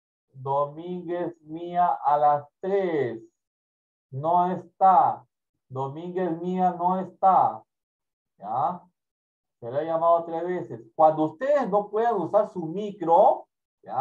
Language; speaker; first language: Spanish; native; Spanish